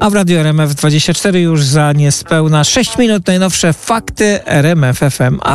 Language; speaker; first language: Polish; native; Polish